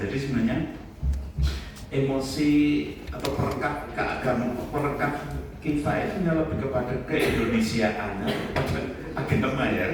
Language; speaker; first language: Indonesian; native; Indonesian